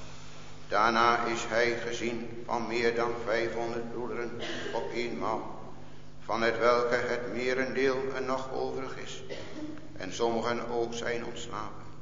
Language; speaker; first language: Dutch; native; Dutch